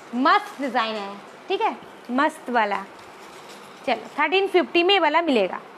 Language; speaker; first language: Hindi; non-native, local second language; Bangla